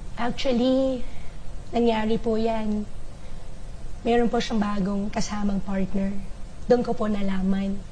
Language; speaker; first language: Filipino; non-native, local second language; Chinese